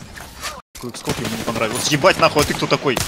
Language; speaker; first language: Russian; native; Russian